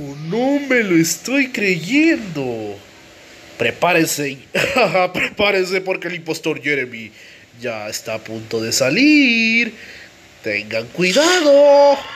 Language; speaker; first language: Spanish; native; Spanish